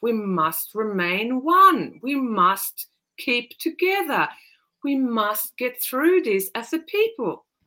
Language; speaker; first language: English; non-native, fluent; Swedish